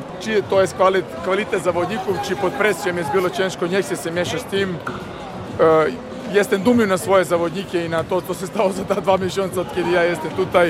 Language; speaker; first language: Polish; non-native, learner; Serbian